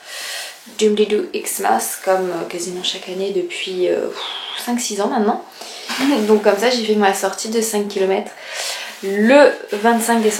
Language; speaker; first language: French; native; French